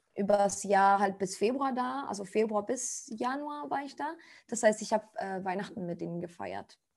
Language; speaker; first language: German; non-native, fluent; Spanish